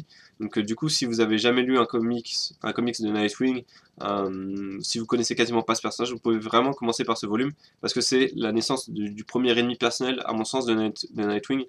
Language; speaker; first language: French; native; French